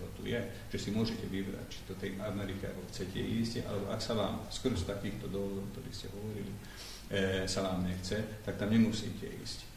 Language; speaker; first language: Slovak; non-native, local second language; Hungarian